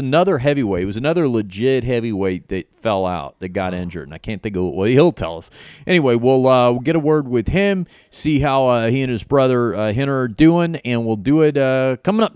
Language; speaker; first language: English; native; English